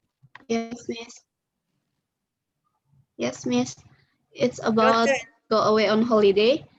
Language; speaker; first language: English; non-native, learner; Indonesian